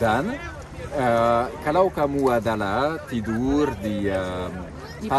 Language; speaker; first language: Indonesian; non-native, fluent; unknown